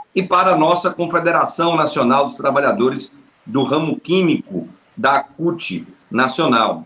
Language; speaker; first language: Portuguese; native; Portuguese